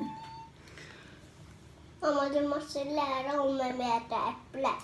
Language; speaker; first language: Swedish; early bilingual, other home language; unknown